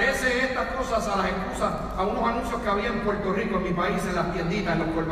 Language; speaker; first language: Spanish; native; Spanish